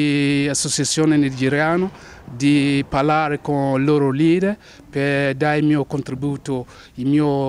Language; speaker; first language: Italian; non-native, fluent; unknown